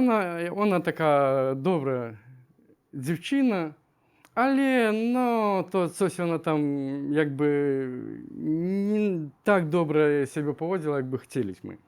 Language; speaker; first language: Ukrainian; non-native, learner; Russian